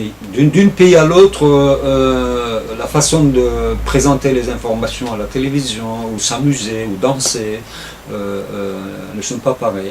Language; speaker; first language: French; non-native, fluent; Turkish